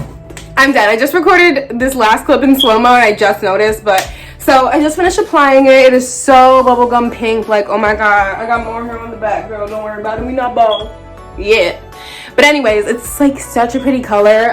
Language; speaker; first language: English; native; English